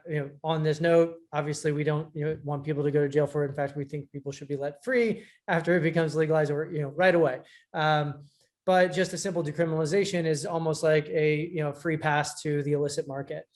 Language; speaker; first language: English; native; English